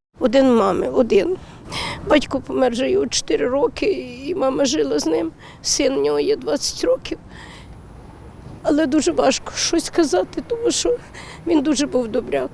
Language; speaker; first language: Ukrainian; native; Ukrainian